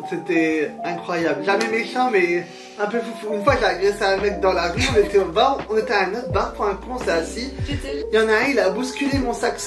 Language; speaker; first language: French; native; French